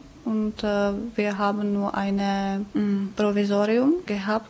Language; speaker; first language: German; non-native, fluent; Czech